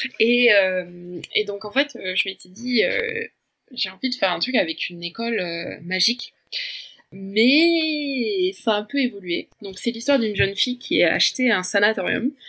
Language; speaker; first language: French; early bilingual, other home language; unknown